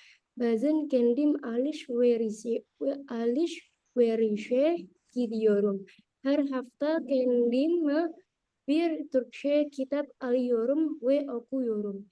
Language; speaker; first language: Turkish; non-native, learner; Indonesian